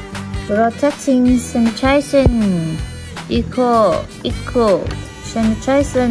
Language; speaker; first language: English; non-native, learner; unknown